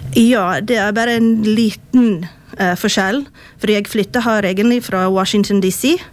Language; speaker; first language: Norwegian; non-native, fluent; English